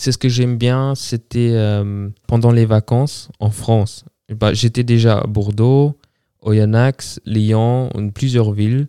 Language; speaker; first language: French; non-native, fluent; German